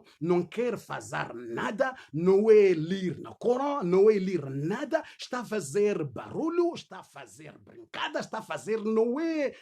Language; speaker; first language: Portuguese; non-native, learner; Swahili